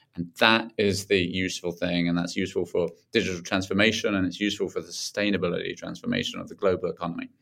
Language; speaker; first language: English; native; English